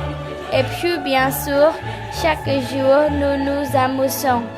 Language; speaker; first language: French; non-native, learner; Khmer